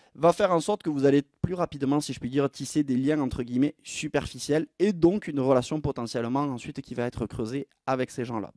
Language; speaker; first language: French; native; French